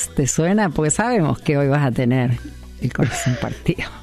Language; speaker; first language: Spanish; native; Spanish